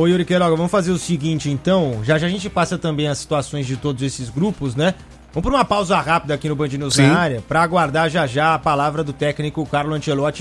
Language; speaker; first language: Portuguese; native; Portuguese